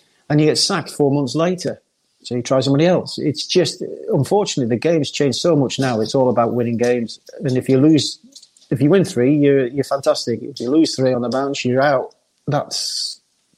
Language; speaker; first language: English; native; English